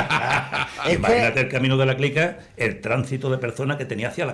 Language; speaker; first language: Spanish; native; Spanish